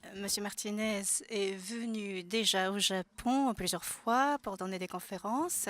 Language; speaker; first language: French; non-native, fluent; Japanese